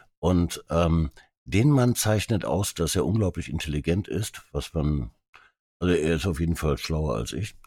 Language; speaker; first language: German; early bilingual, other home language; Hungarian